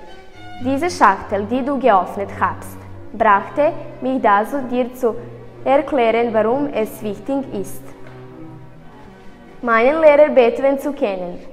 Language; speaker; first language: German; non-native, learner; Serbian